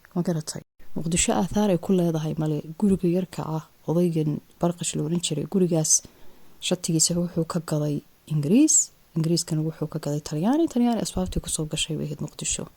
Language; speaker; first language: Somali; native; Somali